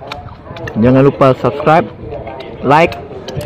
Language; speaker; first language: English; non-native, learner; Indonesian